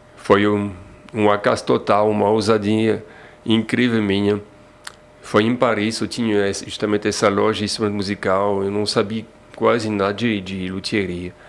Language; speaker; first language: Portuguese; non-native, fluent; French